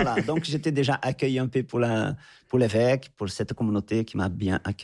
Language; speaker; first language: French; non-native, fluent; Portuguese